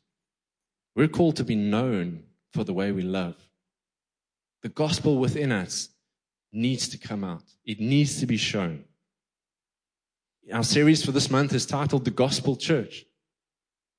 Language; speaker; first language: English; native; English